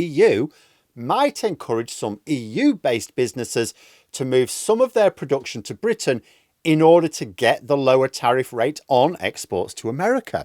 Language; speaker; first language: English; native; English